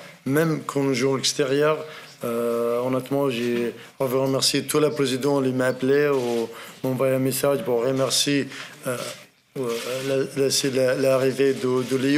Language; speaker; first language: French; non-native, learner; Arabic